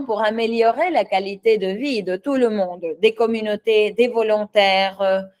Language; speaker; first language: French; non-native, fluent; Spanish